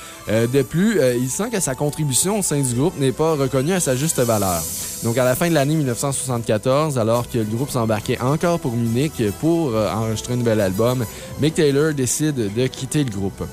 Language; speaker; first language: French; native; French